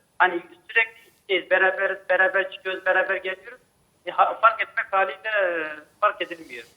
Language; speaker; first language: Turkish; native; Turkish